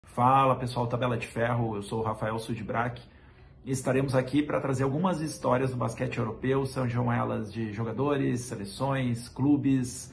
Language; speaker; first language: Portuguese; native; Portuguese